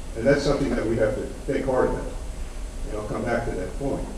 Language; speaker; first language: English; native; English